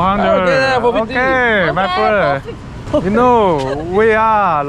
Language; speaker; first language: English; non-native, learner; Chinese